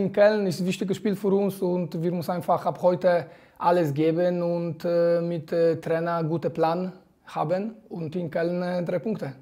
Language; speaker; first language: German; non-native, fluent; Polish